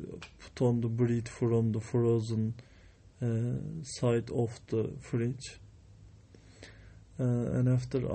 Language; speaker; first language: English; non-native, learner; Turkish